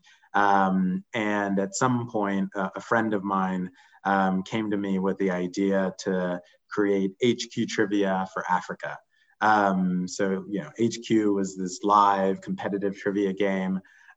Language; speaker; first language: English; native; English